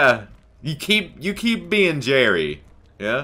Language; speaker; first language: English; native; English